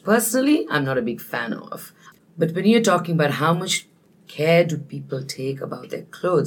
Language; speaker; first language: English; non-native, local second language; Nepali